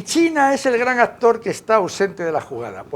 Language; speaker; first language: Spanish; native; Spanish